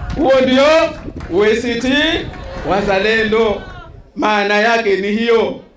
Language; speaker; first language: Swahili; native; Swahili